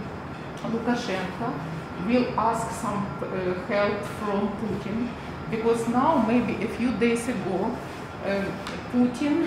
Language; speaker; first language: English; non-native, learner; Russian